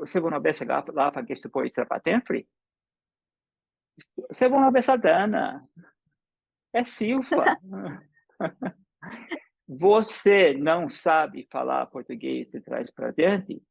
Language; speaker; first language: Portuguese; early bilingual, other home language; English